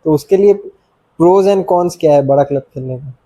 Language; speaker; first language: Hindi; non-native, local second language; Bangla